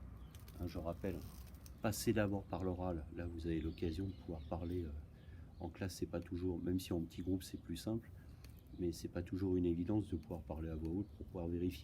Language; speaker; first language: French; native; French